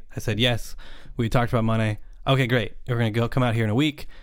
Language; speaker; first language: English; native; English